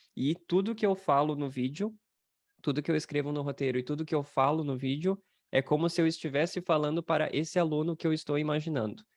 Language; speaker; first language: Portuguese; native; Portuguese